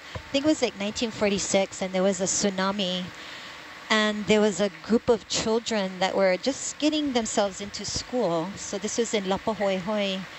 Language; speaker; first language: English; native; English